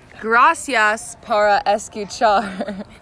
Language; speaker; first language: Spanish; non-native, learner; English